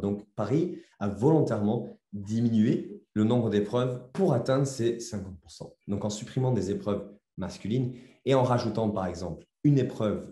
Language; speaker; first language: French; native; French